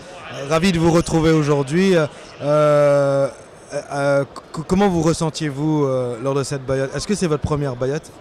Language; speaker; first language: French; native; French